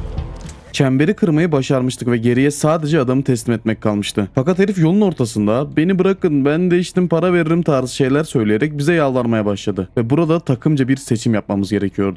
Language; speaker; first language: Turkish; native; Turkish